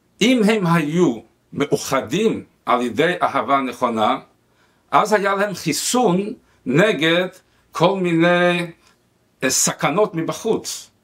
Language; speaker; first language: Hebrew; non-native, fluent; Spanish